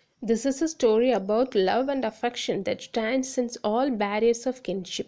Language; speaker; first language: English; non-native, local second language; Tamil